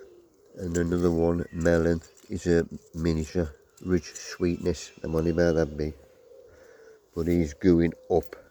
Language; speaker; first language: English; native; English